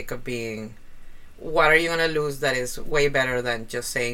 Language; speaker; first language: English; non-native, fluent; Spanish